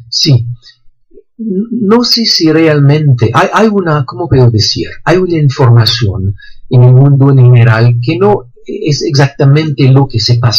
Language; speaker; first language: Spanish; non-native, fluent; French